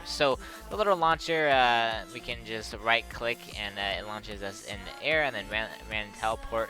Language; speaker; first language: English; native; English